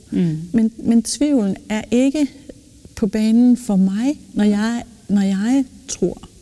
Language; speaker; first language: Danish; native; Danish